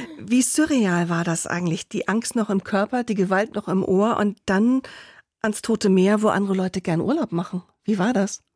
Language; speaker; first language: German; native; German